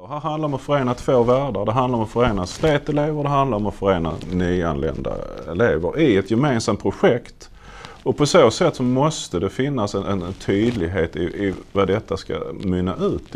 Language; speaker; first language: Swedish; native; Swedish